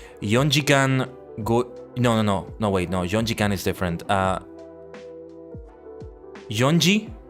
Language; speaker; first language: Japanese; non-native, learner; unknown